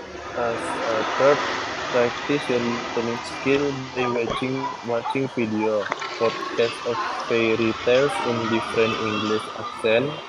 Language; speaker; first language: English; non-native, learner; Indonesian